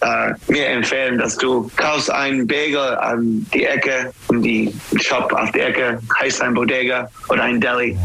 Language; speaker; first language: German; non-native, learner; English